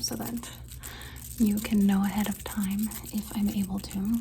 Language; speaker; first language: English; early bilingual, other home language; Spanish